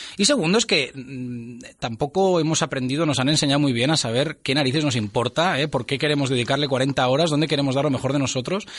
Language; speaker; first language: Spanish; native; Spanish